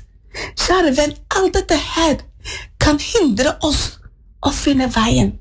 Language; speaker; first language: Norwegian; non-native, fluent; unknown